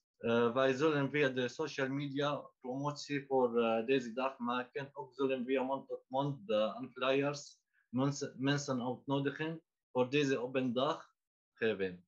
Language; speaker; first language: Dutch; non-native, learner; Arabic